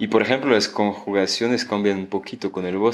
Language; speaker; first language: Spanish; non-native, fluent; French